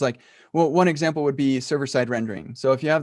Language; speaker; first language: English; native; English